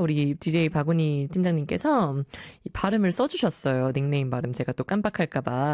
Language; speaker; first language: Korean; early bilingual, heritage; Korean